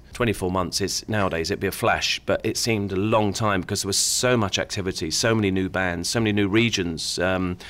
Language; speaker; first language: English; native; English